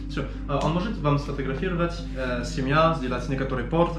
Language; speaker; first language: Russian; non-native, learner; French